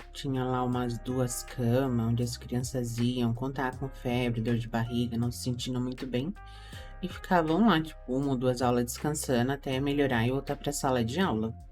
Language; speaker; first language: Portuguese; native; Portuguese